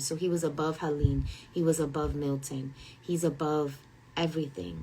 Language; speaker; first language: English; native; English